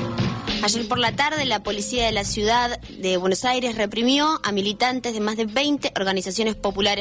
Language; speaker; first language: Spanish; native; Spanish